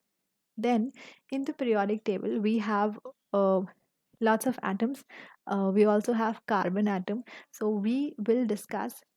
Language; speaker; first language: English; non-native, local second language; Hindi